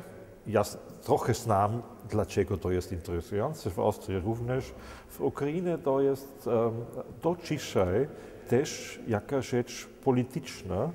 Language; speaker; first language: Polish; non-native, learner; German